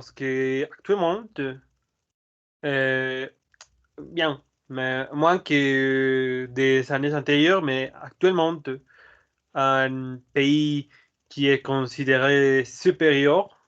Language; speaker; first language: French; non-native, learner; Spanish